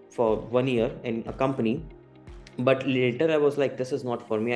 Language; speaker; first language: English; non-native, local second language; Hindi